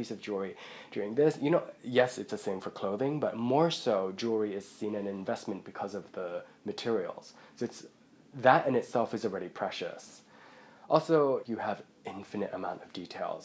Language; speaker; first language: English; non-native, local second language; Cantonese